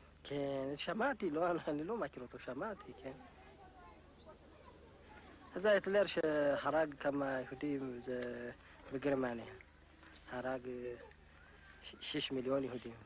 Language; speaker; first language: Hebrew; non-native, learner; Amharic